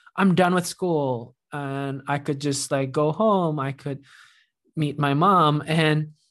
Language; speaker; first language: English; non-native, fluent; Indonesian